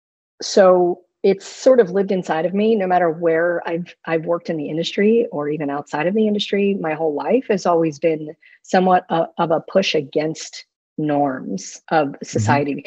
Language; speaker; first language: English; native; English